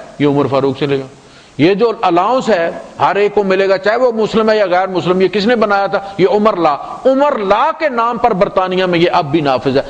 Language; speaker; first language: Urdu; non-native, local second language; Punjabi